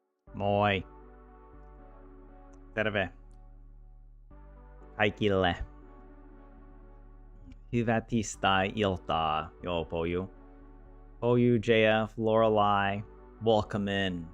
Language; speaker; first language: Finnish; non-native, learner; English